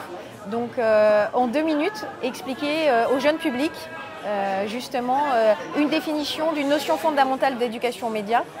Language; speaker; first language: French; native; French